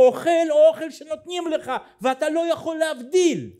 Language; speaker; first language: Hebrew; non-native, fluent; Russian